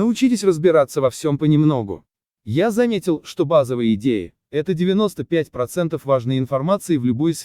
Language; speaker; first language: Russian; native; Russian